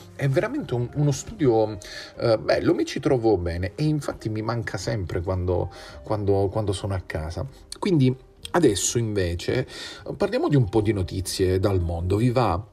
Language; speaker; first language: Italian; native; Italian